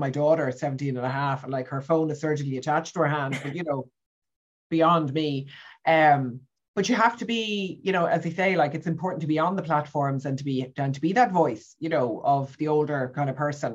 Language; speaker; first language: English; native; English